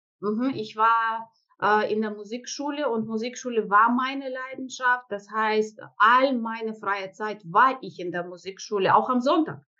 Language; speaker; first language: German; non-native, fluent; Russian